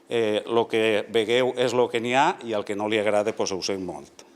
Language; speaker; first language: Catalan; native; Catalan